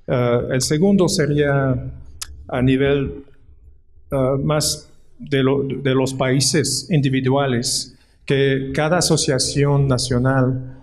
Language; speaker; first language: Spanish; non-native, fluent; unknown